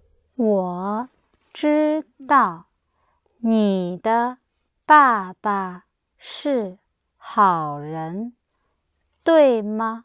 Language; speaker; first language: Chinese; non-native, learner; English